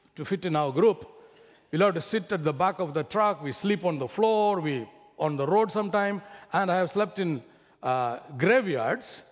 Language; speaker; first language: English; non-native, local second language; Malayalam